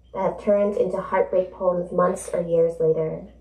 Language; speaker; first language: English; native; English